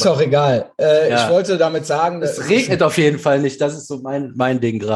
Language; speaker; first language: German; native; German